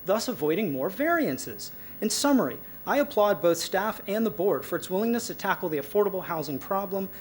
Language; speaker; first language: English; native; English